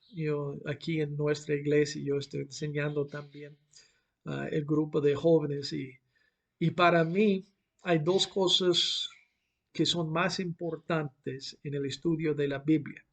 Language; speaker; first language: Spanish; non-native, fluent; English